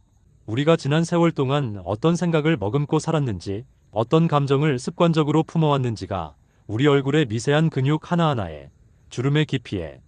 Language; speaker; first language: Korean; native; Korean